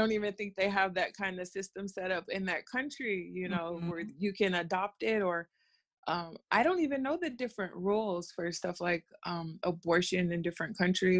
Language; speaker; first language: English; native; English